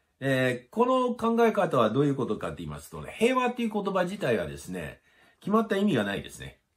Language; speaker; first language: Japanese; non-native, fluent; English